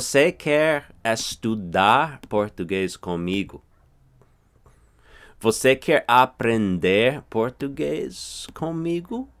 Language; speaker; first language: Portuguese; non-native, fluent; English